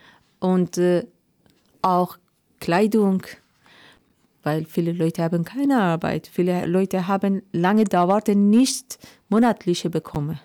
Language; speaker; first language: German; non-native, learner; Persian